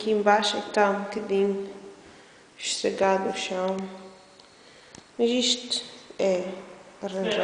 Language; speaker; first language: Portuguese; early bilingual, heritage; English